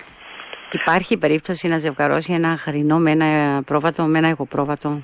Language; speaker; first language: Greek; native; Greek